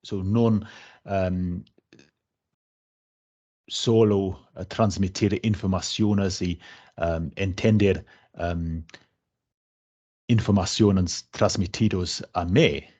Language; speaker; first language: Spanish; non-native, fluent; English